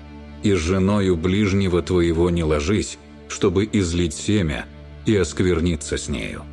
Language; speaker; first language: Russian; native; Russian